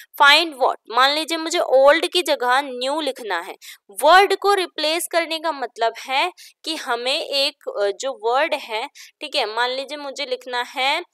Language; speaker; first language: Hindi; native; Hindi